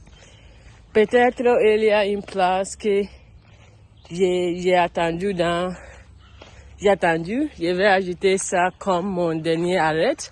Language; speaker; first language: French; non-native, learner; English